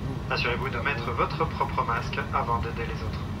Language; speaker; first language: French; native; French